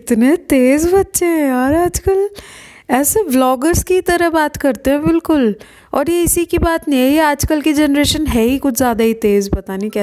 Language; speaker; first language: Hindi; native; Hindi